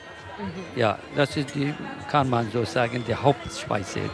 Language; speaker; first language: German; non-native, learner; Kurdish